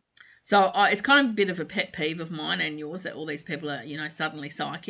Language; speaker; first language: English; native; English